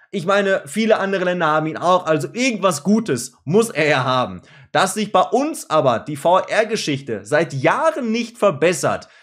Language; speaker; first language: German; native; German